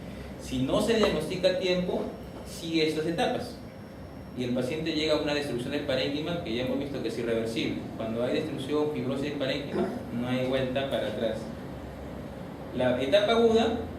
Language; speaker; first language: Spanish; native; Spanish